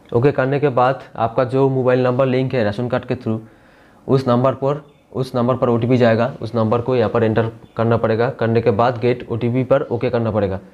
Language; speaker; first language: Hindi; non-native, local second language; Bangla